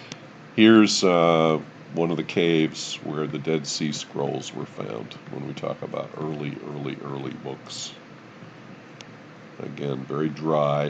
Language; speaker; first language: English; native; English